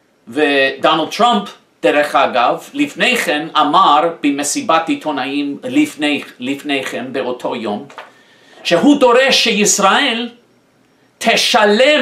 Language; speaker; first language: Hebrew; non-native, fluent; English